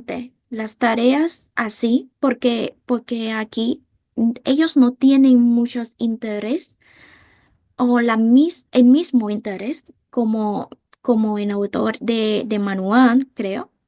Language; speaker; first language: Spanish; non-native, fluent; Vietnamese